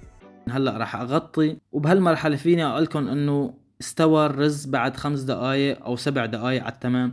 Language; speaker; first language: Arabic; native; Arabic